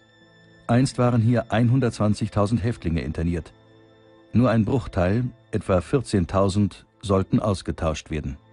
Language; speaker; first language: German; native; German